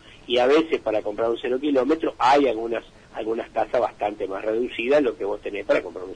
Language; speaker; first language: Spanish; native; Spanish